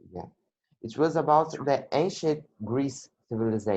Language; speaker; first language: English; non-native, learner; Portuguese